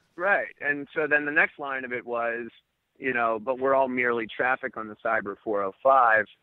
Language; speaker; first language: English; native; English